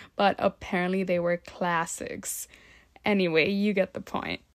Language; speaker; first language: English; early bilingual, other home language; Spanish